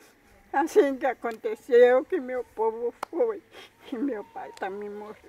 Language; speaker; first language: Portuguese; non-native, local second language; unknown